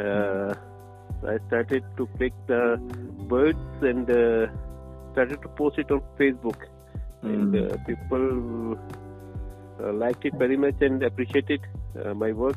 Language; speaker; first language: English; non-native, local second language; Punjabi